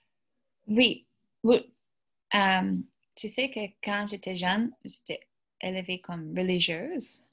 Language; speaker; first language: French; non-native, learner; English